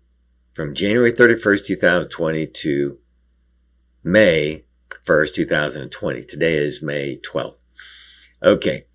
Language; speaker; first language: English; native; English